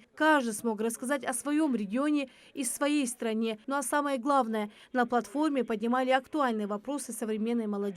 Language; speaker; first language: Russian; native; Russian